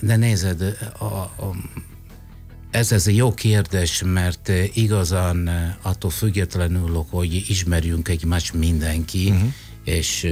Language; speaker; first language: Hungarian; non-native, fluent; Italian